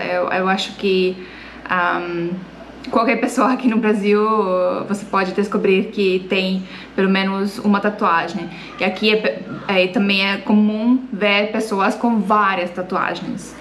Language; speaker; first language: Portuguese; non-native, fluent; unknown